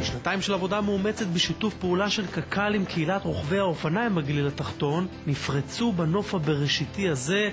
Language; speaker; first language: Hebrew; native; Hebrew